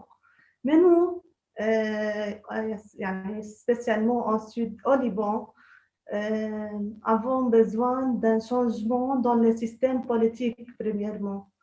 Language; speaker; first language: French; non-native, local second language; Arabic